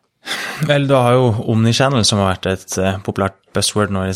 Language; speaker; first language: Norwegian; native; Norwegian